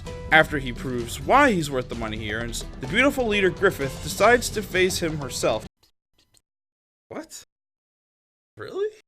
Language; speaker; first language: English; native; English